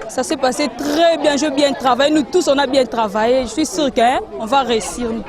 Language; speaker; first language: French; non-native, local second language; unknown